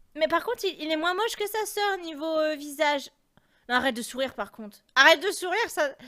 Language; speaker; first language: French; native; French